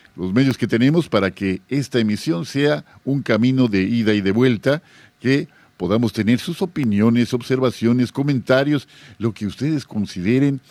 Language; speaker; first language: Spanish; native; Spanish